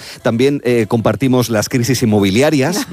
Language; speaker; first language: Spanish; native; Spanish